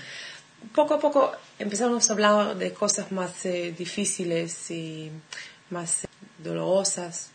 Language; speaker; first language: Spanish; non-native, fluent; Hebrew